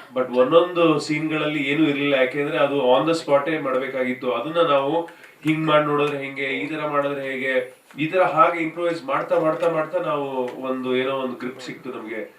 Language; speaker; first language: Kannada; native; Kannada